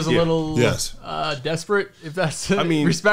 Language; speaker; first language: English; native; English